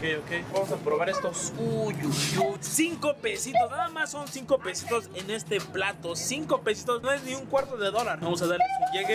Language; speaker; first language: Spanish; native; Spanish